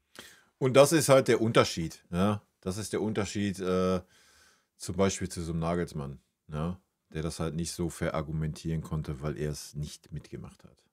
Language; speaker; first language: German; native; German